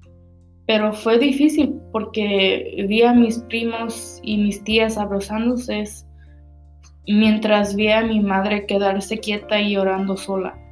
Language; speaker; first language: Spanish; early bilingual, heritage; Spanish